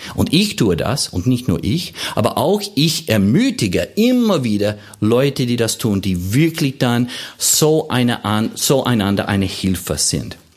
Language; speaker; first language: German; non-native, fluent; English